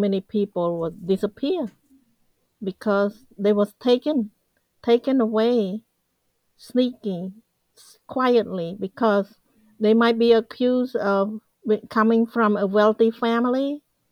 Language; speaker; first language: English; non-native, fluent; Khmer